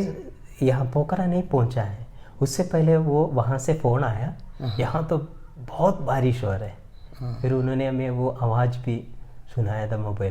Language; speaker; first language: Hindi; non-native, local second language; Malayalam